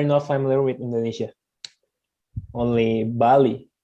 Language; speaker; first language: English; non-native, fluent; Indonesian